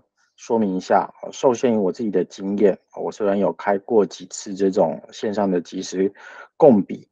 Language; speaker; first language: Chinese; native; Chinese